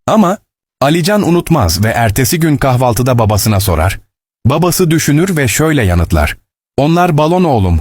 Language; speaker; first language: Turkish; native; Turkish